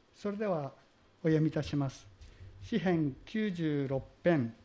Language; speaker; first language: Japanese; native; Japanese